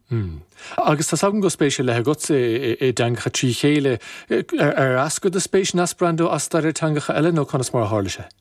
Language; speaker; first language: Irish; native; Irish